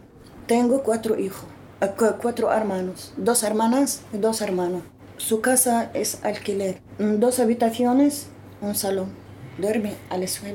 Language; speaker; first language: Spanish; non-native, learner; Arabic